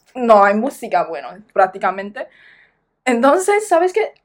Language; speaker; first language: Spanish; non-native, learner; Chinese